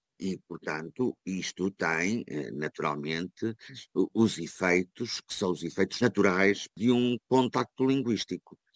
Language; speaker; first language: Portuguese; native; Portuguese